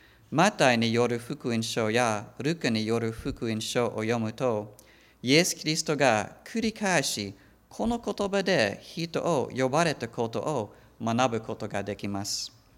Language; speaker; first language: Japanese; non-native, fluent; English